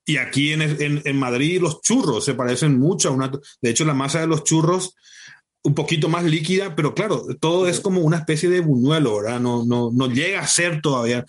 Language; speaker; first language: Spanish; native; Spanish